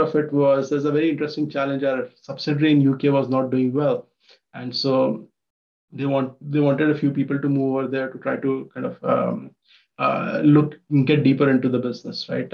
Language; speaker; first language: English; non-native, local second language; Hindi